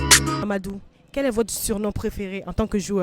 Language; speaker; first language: French; non-native, local second language; Bambara